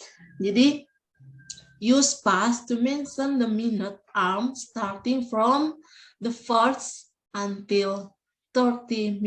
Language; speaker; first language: English; non-native, learner; Indonesian